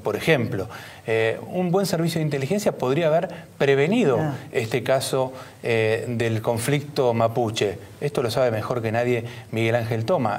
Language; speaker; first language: Spanish; native; Spanish